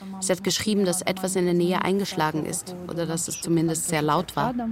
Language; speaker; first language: German; non-native, fluent; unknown